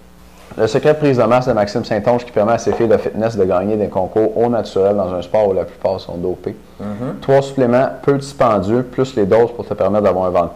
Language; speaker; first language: French; native; French